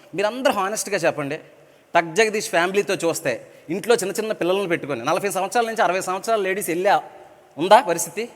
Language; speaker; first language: Telugu; native; Telugu